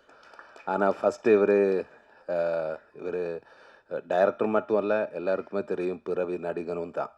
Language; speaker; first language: Tamil; non-native, learner; Malayalam